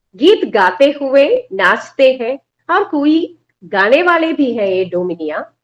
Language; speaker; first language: Hindi; non-native, local second language; Malayalam